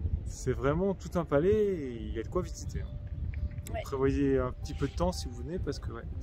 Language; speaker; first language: French; native; French